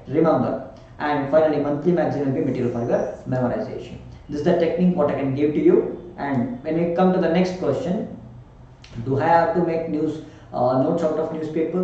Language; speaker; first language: English; non-native, local second language; Kannada